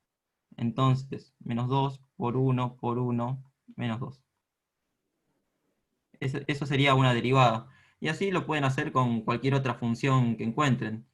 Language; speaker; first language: Spanish; native; Spanish